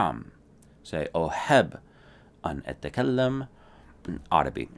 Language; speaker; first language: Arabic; non-native, fluent; English